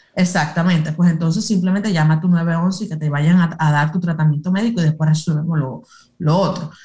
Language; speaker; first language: Spanish; early bilingual, heritage; Spanish